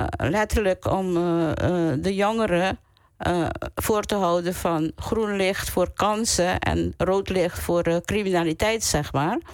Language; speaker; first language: Dutch; non-native, local second language; Papiamento